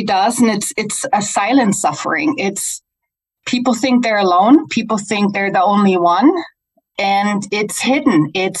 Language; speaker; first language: English; non-native, fluent; German